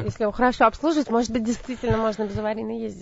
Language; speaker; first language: Russian; native; Russian